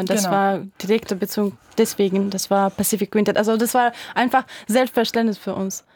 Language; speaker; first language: German; non-native, fluent; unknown